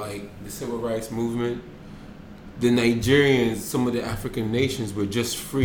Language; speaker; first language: English; native; English